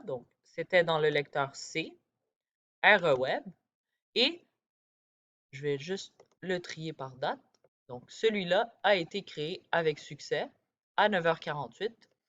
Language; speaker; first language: French; native; French